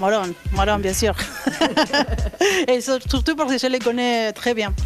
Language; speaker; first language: French; non-native, fluent; Spanish